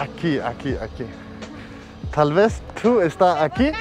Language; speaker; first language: Spanish; non-native, learner; Danish